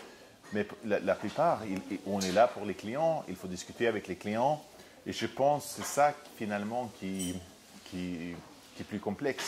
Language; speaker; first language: French; non-native, fluent; Swedish